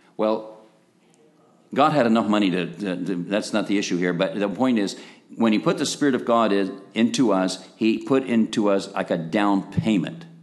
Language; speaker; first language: English; native; English